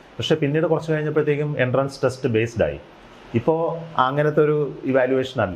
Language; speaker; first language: Malayalam; native; Malayalam